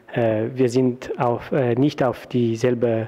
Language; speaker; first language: German; non-native, fluent; French